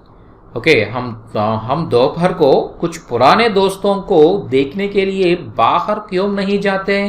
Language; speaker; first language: Hindi; non-native, local second language; Telugu